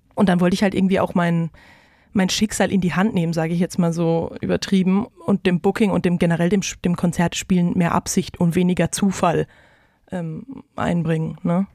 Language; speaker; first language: German; native; German